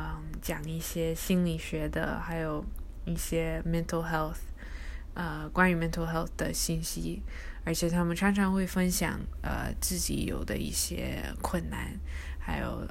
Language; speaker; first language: Chinese; early bilingual, heritage; Chinese